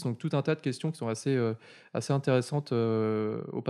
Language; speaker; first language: French; native; French